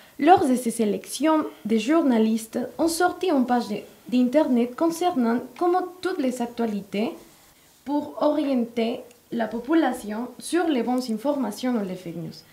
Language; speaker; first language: French; non-native, fluent; Spanish